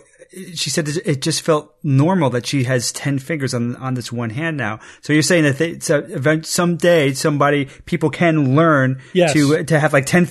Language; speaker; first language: English; native; English